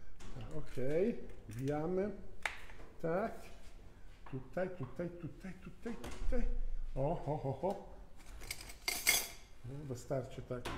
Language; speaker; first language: Polish; non-native, fluent; Italian